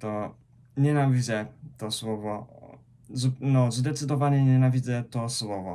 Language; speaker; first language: Polish; non-native, fluent; Japanese